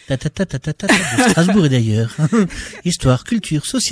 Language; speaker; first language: French; native; French